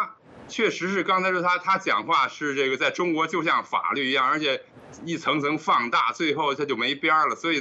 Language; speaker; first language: Chinese; native; Chinese